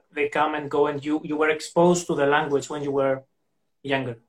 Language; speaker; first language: English; non-native, fluent; Greek